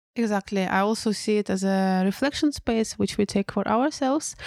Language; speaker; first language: English; non-native, fluent; Russian